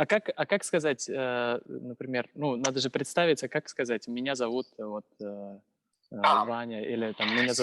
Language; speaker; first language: Russian; native; Russian